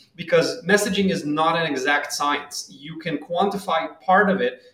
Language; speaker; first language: English; non-native, fluent; Hebrew